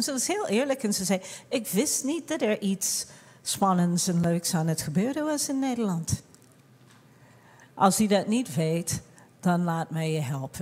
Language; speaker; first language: Dutch; non-native, fluent; English